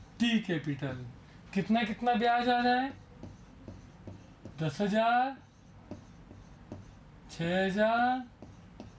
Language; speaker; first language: Hindi; native; Hindi